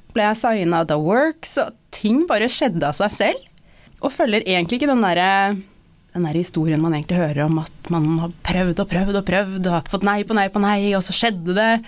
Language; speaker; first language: Norwegian; native; Norwegian